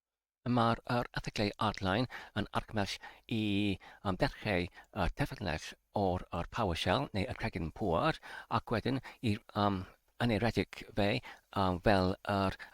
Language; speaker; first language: Welsh; non-native, learner; English